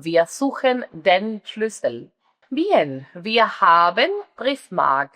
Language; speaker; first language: German; non-native, fluent; Spanish